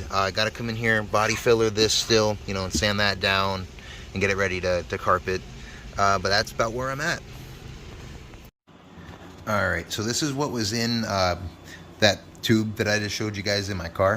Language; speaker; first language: English; native; English